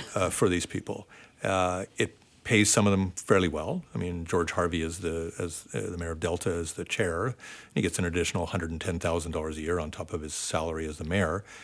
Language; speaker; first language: English; native; English